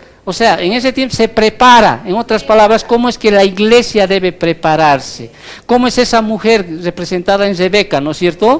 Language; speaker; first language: Spanish; native; Spanish